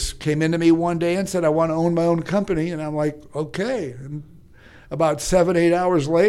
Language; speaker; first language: English; native; English